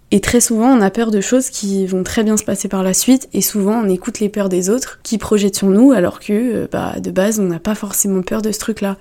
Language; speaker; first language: French; native; French